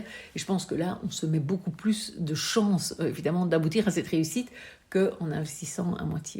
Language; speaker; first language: French; native; French